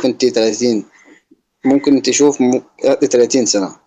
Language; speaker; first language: Arabic; non-native, learner; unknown